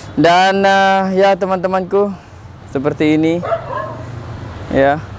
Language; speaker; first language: Indonesian; native; Indonesian